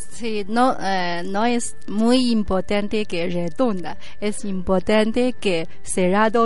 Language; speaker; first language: Spanish; non-native, learner; Chinese